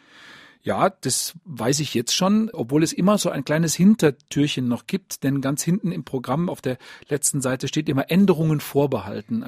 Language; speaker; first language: German; native; German